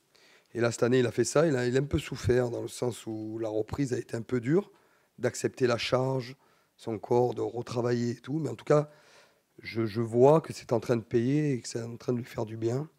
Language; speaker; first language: French; native; French